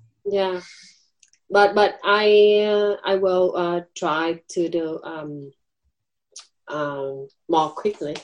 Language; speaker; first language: English; non-native, learner; Vietnamese